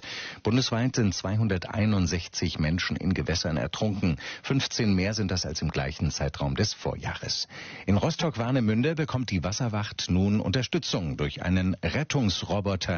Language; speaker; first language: German; native; German